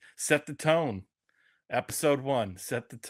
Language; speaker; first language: English; native; English